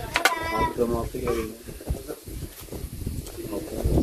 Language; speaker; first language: Turkish; native; Turkish